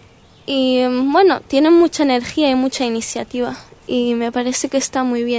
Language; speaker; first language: Spanish; early bilingual, heritage; Spanish